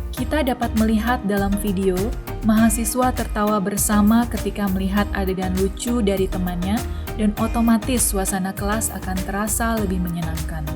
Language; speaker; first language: Indonesian; native; Indonesian